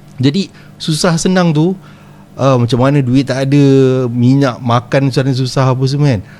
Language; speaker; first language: Malay; native; Malay